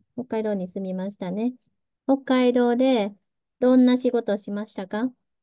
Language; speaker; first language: Japanese; early bilingual, heritage; Vietnamese